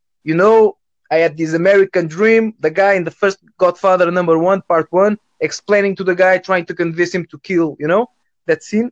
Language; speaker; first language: English; non-native, fluent; Portuguese